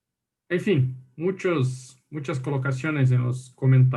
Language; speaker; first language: Spanish; non-native, fluent; Portuguese